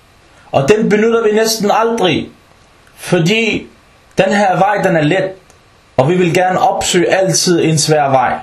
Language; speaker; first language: Danish; early bilingual, other home language; Arabic